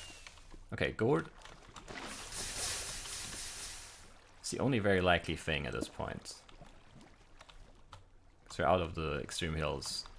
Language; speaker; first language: English; native; English